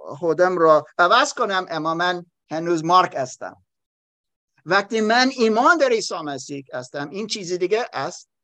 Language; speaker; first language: Persian; non-native, learner; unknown